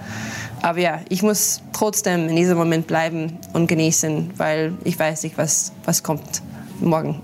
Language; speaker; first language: German; non-native, learner; English